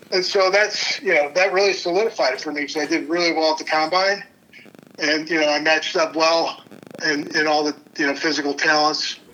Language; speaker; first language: English; native; English